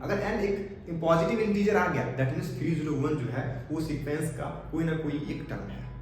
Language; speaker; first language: Hindi; native; Hindi